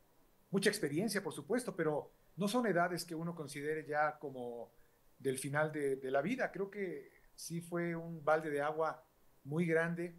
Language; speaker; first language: Spanish; native; Spanish